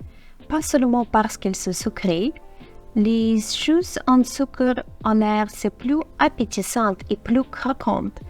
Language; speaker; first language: French; non-native, fluent; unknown